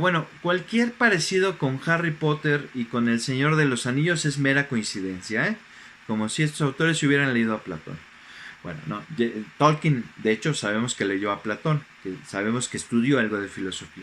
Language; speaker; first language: Spanish; native; Spanish